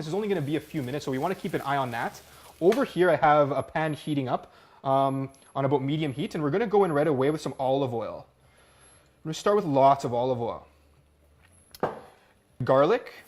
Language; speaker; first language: English; native; English